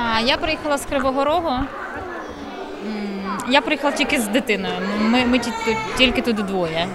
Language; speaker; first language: Polish; non-native, learner; Ukrainian